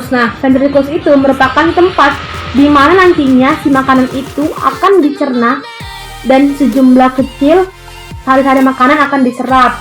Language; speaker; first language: Indonesian; native; Indonesian